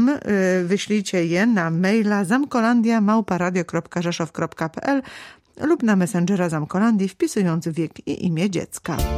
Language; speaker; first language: Polish; native; Polish